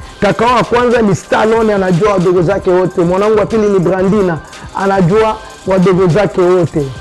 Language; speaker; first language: Swahili; non-native, local second language; French